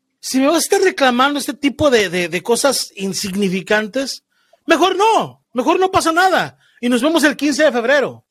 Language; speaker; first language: Spanish; native; Spanish